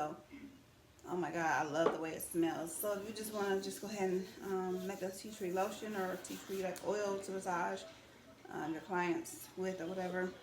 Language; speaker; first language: English; native; English